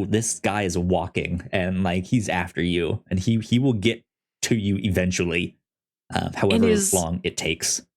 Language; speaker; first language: English; native; English